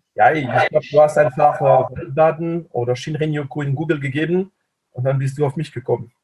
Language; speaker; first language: German; non-native, fluent; French